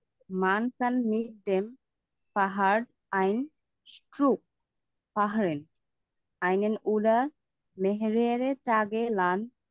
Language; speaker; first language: German; non-native, learner; Bangla